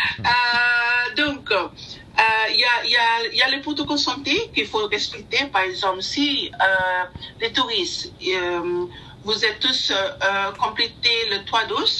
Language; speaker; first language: French; non-native, learner; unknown